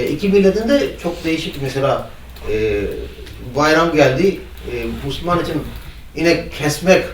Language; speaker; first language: Turkish; non-native, fluent; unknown